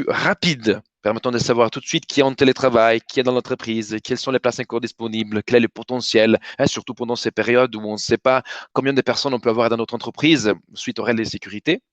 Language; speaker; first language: French; native; French